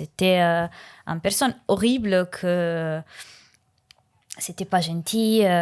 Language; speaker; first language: French; non-native, learner; Italian